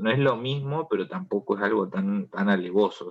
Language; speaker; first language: Spanish; native; Spanish